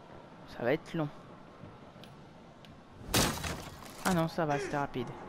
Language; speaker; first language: French; native; French